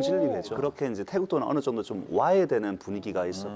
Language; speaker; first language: Korean; native; Korean